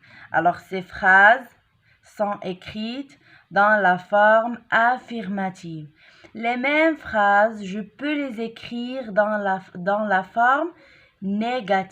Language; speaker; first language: French; non-native, local second language; Arabic